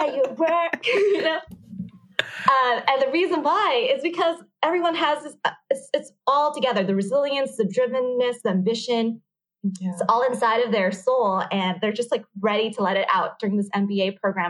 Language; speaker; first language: English; early bilingual, other home language; Vietnamese